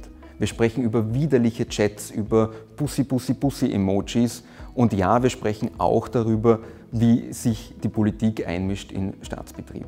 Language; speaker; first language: German; native; German